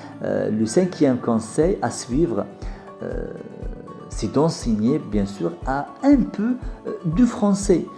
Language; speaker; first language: French; non-native, fluent; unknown